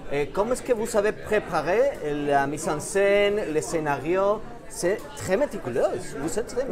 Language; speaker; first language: French; non-native, fluent; Spanish